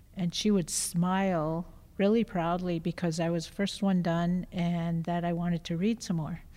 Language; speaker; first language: English; native; English